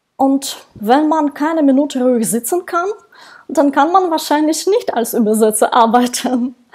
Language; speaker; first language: German; non-native, fluent; Russian